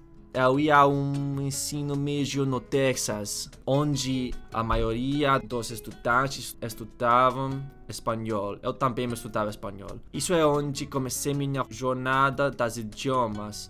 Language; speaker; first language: Portuguese; non-native, learner; English